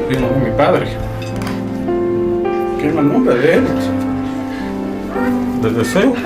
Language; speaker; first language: Spanish; native; Spanish